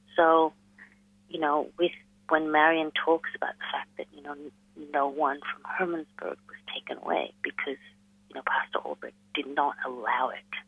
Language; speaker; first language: English; non-native, local second language; Hindi